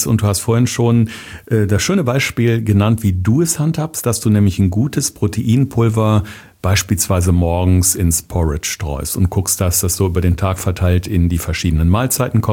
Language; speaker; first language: German; native; German